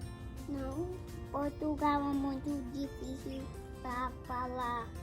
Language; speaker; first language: Portuguese; early bilingual, heritage; English